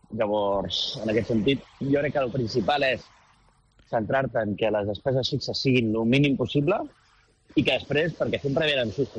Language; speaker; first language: Catalan; native; Catalan